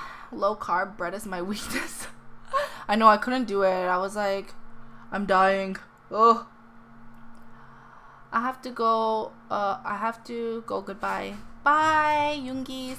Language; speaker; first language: English; early bilingual, other home language; Korean